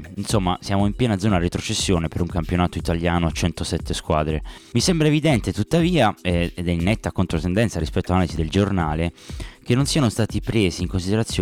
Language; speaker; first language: Italian; native; Italian